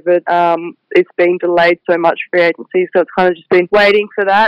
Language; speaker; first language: English; native; English